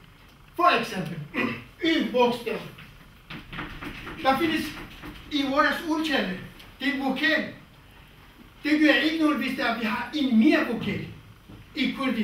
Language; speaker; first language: Danish; non-native, fluent; Kurdish